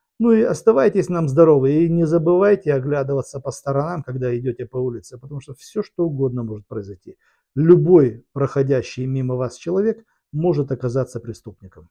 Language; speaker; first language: Russian; native; Russian